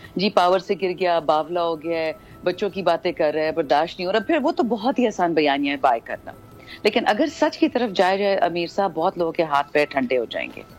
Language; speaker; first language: Urdu; non-native, local second language; Pashto